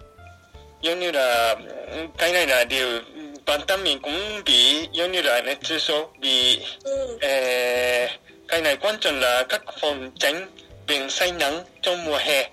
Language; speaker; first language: Vietnamese; non-native, fluent; Japanese